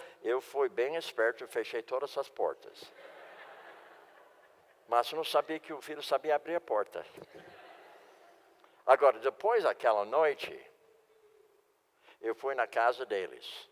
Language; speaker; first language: Portuguese; non-native, fluent; English